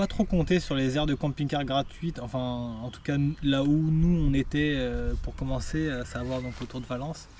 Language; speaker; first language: French; native; French